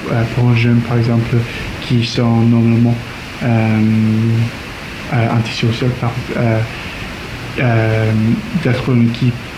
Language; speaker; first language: French; non-native, learner; English